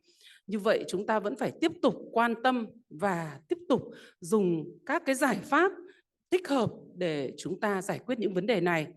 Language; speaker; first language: Vietnamese; native; Vietnamese